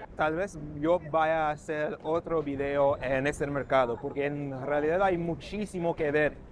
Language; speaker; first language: Spanish; non-native, fluent; English